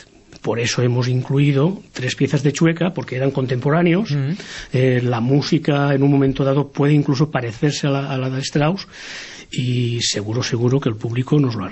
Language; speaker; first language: Spanish; native; Spanish